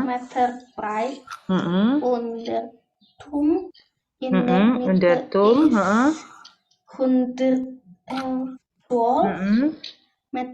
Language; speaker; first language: German; non-native, learner; Indonesian